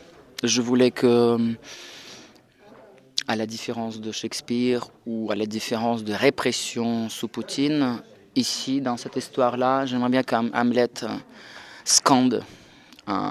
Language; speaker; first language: French; non-native, fluent; Russian